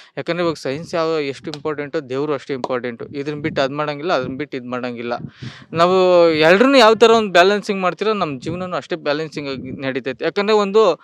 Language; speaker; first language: Kannada; native; Kannada